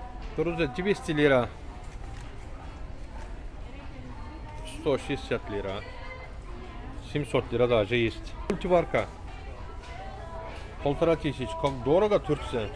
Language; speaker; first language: Russian; non-native, learner; Turkish